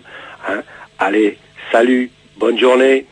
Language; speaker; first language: French; native; French